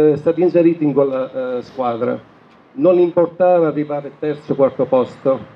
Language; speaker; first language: Italian; native; Italian